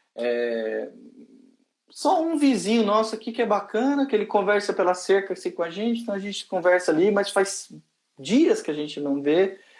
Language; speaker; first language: Portuguese; native; Portuguese